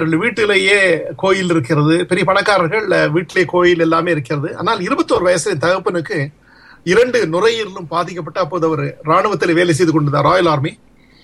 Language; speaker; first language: Tamil; native; Tamil